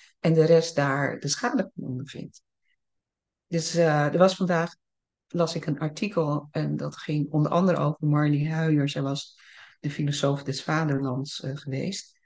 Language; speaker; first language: Dutch; early bilingual, other home language; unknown